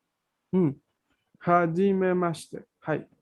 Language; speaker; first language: Japanese; non-native, fluent; Spanish